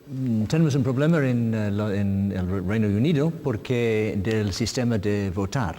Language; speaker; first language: Spanish; non-native, learner; English